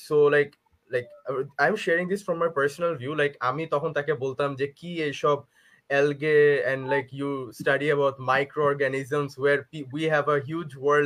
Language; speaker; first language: English; non-native, local second language; Bangla